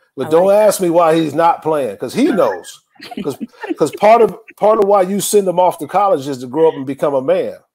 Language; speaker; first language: English; native; English